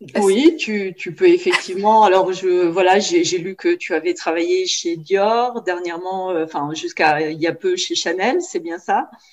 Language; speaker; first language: French; native; French